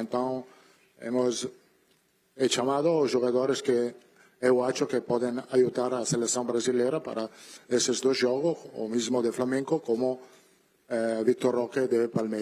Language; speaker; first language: Portuguese; non-native, learner; Italian